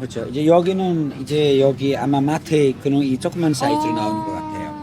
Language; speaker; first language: Korean; non-native, fluent; Nepali